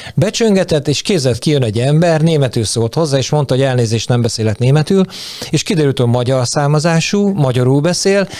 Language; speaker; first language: Hungarian; native; Hungarian